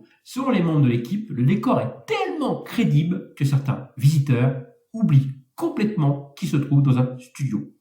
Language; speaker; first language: French; native; French